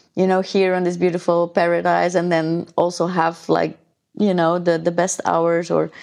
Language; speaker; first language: English; non-native, fluent; Dutch